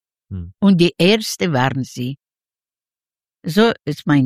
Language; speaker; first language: German; non-native, learner; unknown